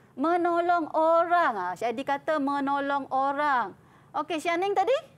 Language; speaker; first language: Malay; native; Malay